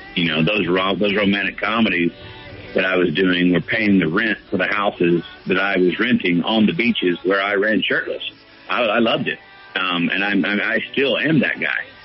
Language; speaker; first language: English; native; English